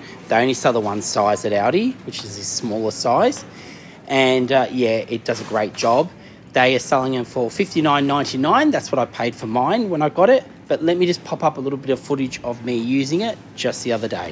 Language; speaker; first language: English; native; English